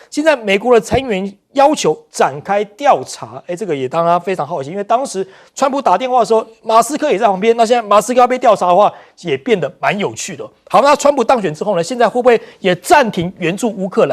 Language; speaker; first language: Chinese; native; Chinese